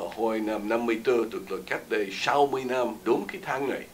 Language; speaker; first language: Vietnamese; non-native, fluent; English